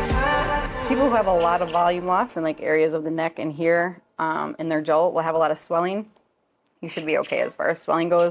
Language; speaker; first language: English; native; English